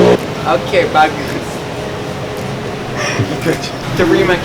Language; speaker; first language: Indonesian; non-native, local second language; English